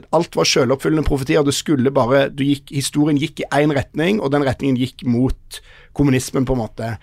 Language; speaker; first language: Norwegian; native; Norwegian